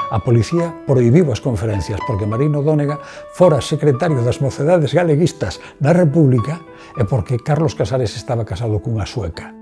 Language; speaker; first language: Galician; native; Galician